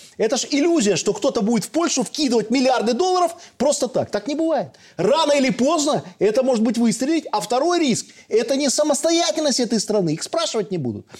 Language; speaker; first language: Russian; native; Russian